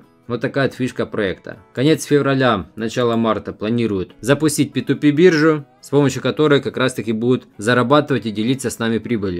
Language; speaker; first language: Russian; native; Russian